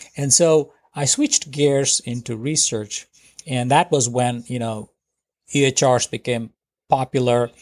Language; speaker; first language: English; non-native, local second language; Telugu